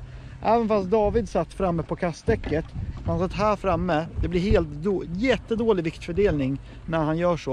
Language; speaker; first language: Swedish; native; Swedish